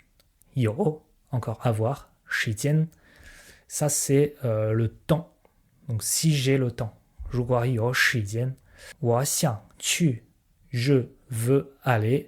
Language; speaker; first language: French; native; French